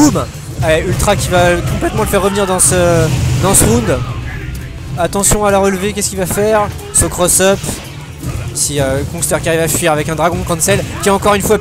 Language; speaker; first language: French; native; French